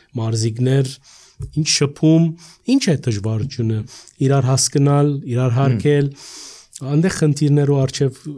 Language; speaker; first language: Armenian; early bilingual, heritage; Armenian